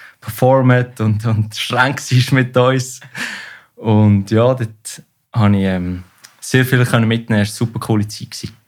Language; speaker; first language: German; native; German